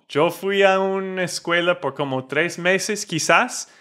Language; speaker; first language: Spanish; non-native, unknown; English